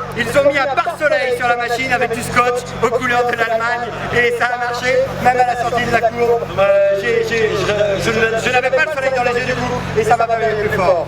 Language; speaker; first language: French; native; French